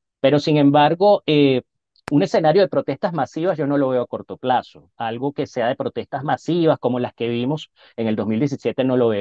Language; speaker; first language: Spanish; native; Spanish